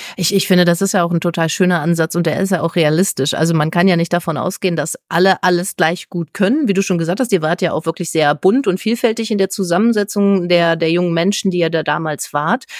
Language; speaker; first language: German; native; German